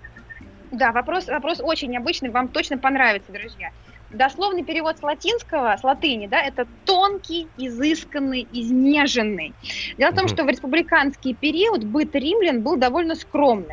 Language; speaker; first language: Russian; native; Russian